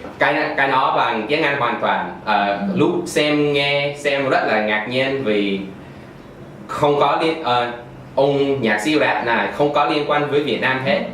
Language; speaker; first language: Vietnamese; non-native, fluent; English